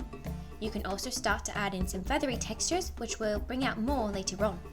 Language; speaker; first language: English; native; English